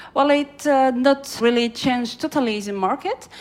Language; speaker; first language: English; non-native, fluent; French